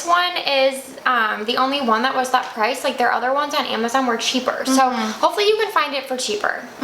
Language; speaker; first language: English; native; English